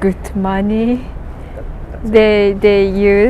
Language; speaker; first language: English; non-native, learner; Japanese